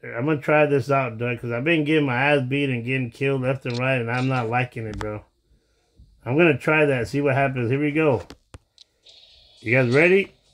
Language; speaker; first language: English; early bilingual, other home language; Spanish